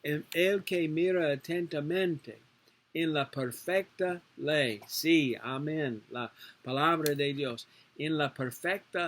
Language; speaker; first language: Spanish; non-native, learner; English